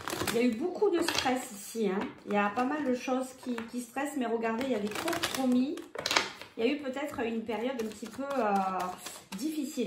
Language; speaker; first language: French; native; French